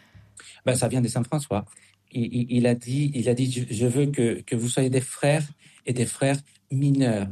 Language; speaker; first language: French; non-native, fluent; Spanish